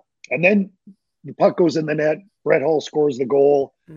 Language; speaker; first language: English; native; English